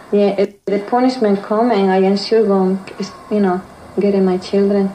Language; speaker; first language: English; non-native, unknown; Spanish